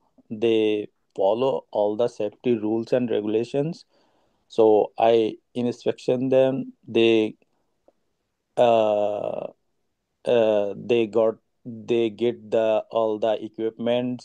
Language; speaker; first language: English; non-native, learner; Bangla